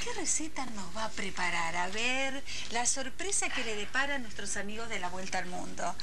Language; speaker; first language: Spanish; native; Spanish